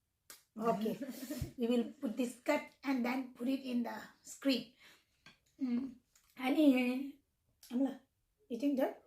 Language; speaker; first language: English; non-native, learner; Tibetan